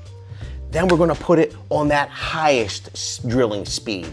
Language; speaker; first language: English; native; English